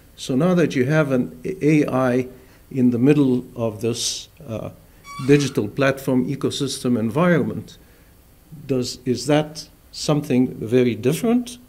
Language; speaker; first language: English; non-native, fluent; Arabic